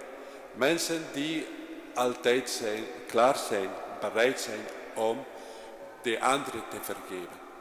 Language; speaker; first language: Dutch; non-native, fluent; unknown